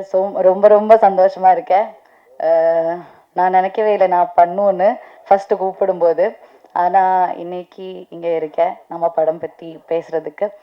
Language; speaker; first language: Tamil; non-native, learner; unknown